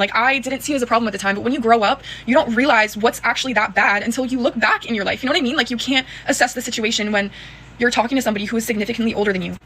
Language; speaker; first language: English; native; English